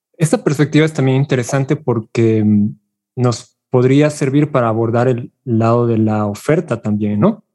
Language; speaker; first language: Spanish; native; Spanish